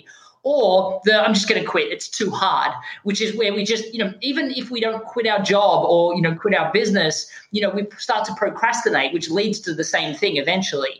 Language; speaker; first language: English; native; English